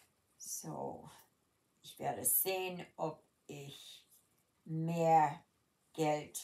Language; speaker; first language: German; early bilingual, heritage; German